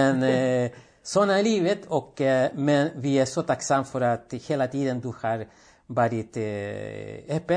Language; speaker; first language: Swedish; non-native, fluent; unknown